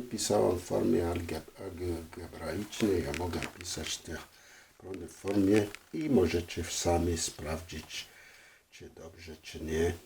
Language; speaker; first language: Polish; non-native, fluent; French